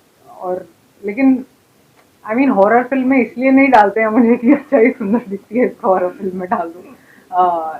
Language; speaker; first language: Hindi; native; Hindi